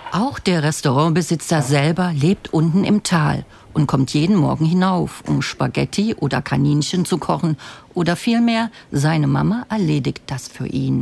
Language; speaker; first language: German; native; German